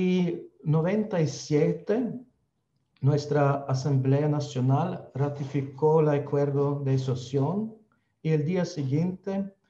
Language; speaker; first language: Spanish; non-native, fluent; Slovenian